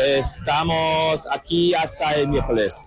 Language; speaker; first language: Spanish; non-native, learner; German